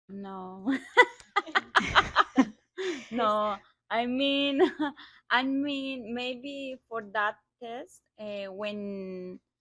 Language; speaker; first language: English; non-native, learner; Spanish